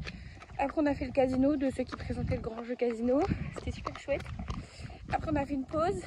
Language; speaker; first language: French; native; French